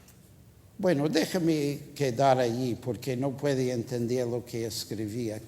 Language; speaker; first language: Spanish; non-native, fluent; English